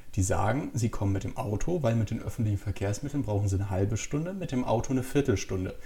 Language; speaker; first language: German; native; German